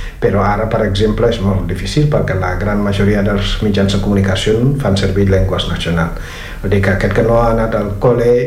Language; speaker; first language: Catalan; non-native, fluent; Wolof